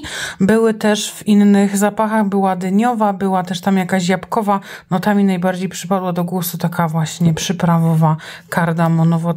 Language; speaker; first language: Polish; native; Polish